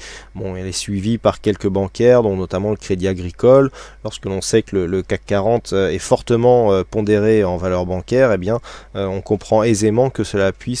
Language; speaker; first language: French; native; French